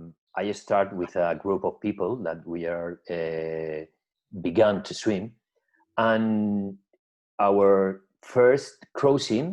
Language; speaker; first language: English; non-native, learner; Spanish